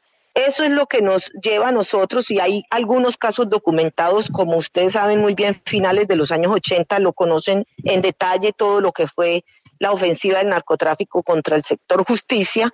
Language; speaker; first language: Spanish; native; Spanish